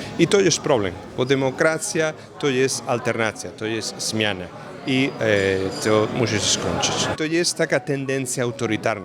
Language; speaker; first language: Polish; non-native, learner; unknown